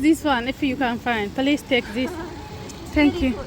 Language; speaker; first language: English; non-native, learner; Amharic